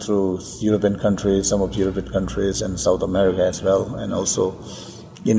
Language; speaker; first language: English; non-native, local second language; Tibetan